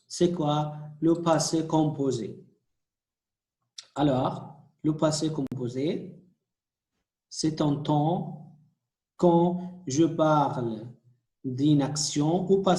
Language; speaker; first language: French; non-native, fluent; Arabic